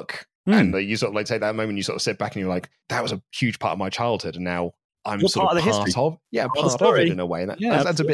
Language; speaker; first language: English; native; English